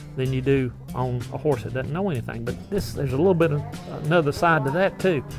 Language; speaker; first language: English; native; English